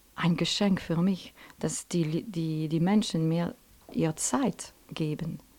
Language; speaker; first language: German; non-native, local second language; French